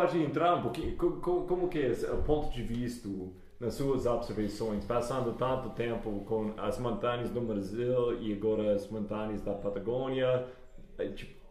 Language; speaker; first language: Portuguese; non-native, fluent; English